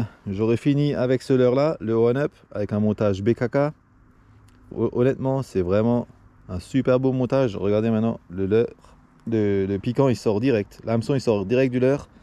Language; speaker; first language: French; native; French